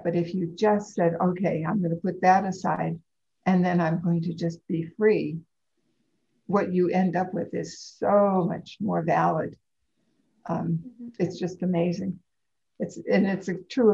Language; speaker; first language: English; native; English